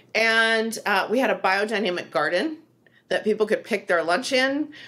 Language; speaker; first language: English; native; English